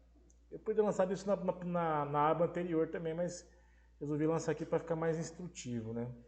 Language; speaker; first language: Portuguese; native; Portuguese